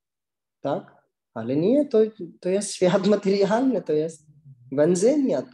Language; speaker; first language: Polish; non-native, learner; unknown